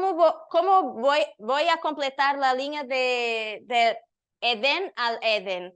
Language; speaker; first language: Spanish; non-native, learner; Portuguese